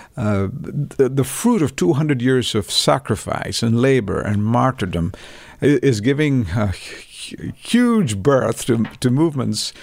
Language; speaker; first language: English; non-native, local second language; Tamil